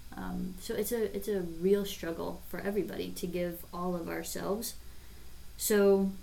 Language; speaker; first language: English; native; English